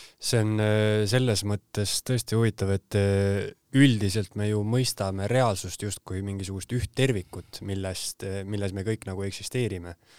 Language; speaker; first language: Estonian; native; Estonian